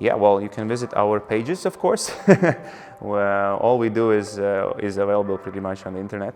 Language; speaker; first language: English; non-native, fluent; Latvian